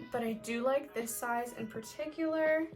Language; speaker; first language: English; native; English